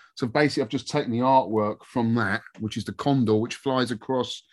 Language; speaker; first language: English; native; English